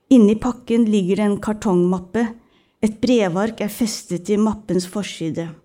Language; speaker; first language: Norwegian; early bilingual, other home language; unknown